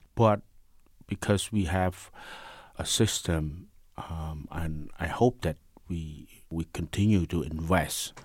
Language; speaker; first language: English; non-native, learner; Khmer